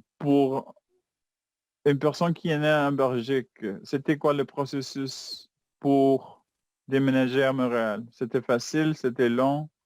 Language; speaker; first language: French; non-native, fluent; Spanish